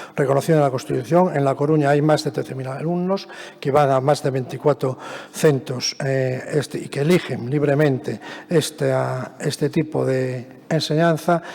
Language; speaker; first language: Spanish; native; Spanish